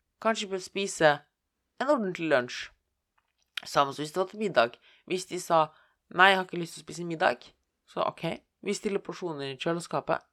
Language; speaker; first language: Norwegian; native; Norwegian